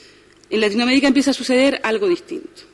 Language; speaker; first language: Spanish; native; Spanish